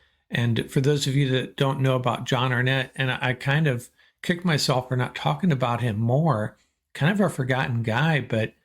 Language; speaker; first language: English; native; English